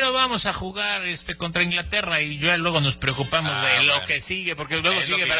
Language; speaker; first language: Spanish; native; Spanish